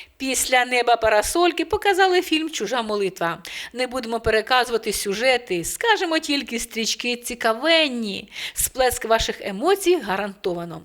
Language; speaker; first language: Ukrainian; native; Ukrainian